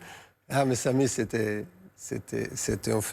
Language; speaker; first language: French; non-native, fluent; Portuguese